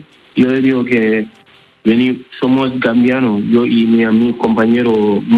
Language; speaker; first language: Spanish; non-native, learner; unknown